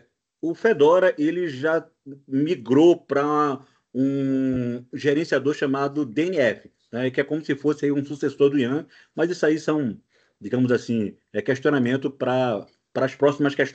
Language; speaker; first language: Portuguese; native; Portuguese